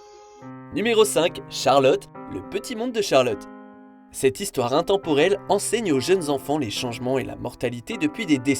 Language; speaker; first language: French; native; French